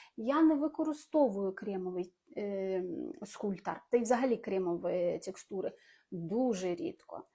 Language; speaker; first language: Ukrainian; non-native, local second language; Russian